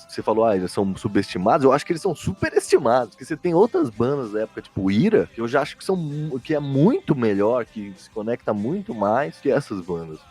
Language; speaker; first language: Portuguese; native; Portuguese